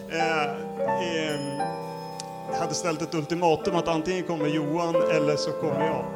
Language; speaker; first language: Swedish; native; Swedish